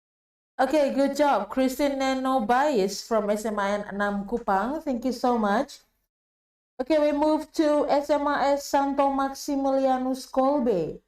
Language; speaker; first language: English; non-native, fluent; Indonesian